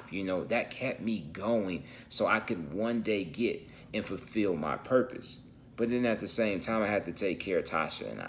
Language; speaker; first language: English; native; English